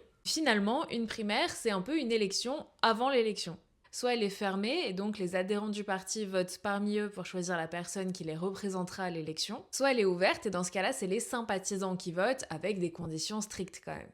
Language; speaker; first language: French; native; French